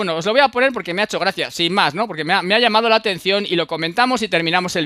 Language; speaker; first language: Spanish; native; Spanish